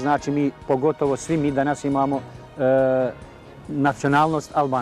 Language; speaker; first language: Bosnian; early bilingual, heritage; Serbian